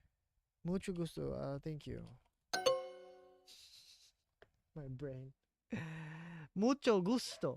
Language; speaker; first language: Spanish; non-native, learner; English